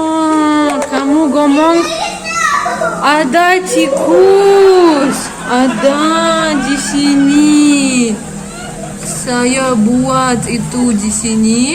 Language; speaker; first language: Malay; non-native, learner; Russian